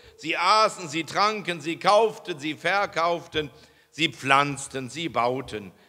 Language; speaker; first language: German; native; German